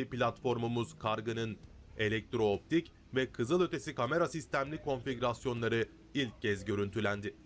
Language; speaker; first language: Turkish; native; Turkish